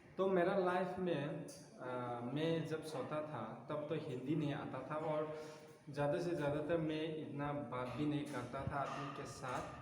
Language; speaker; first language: Hindi; non-native, local second language; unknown